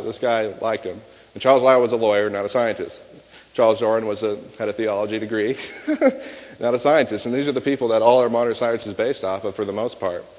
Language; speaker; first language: English; native; English